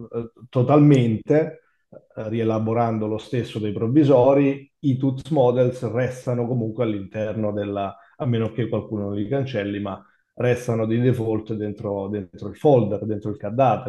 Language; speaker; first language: Italian; native; Italian